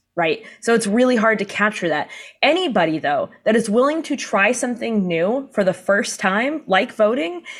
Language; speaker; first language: English; native; English